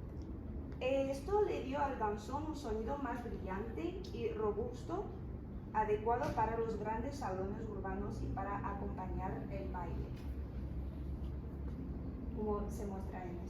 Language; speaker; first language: Spanish; non-native, fluent; Chinese